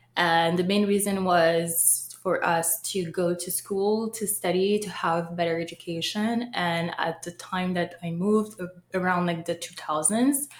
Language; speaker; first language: English; early bilingual, other home language; Haitian Creole